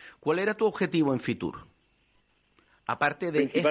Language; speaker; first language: Spanish; native; Spanish